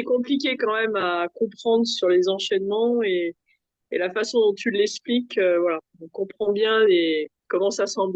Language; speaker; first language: French; native; French